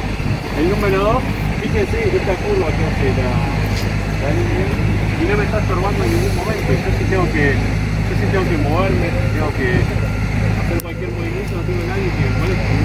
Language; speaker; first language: Spanish; native; Spanish